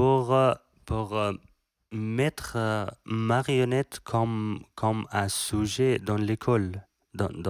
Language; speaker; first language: French; non-native, learner; Persian